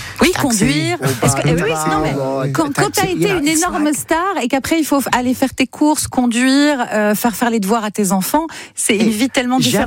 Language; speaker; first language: French; native; French